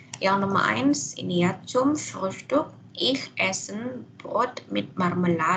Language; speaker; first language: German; non-native, fluent; Indonesian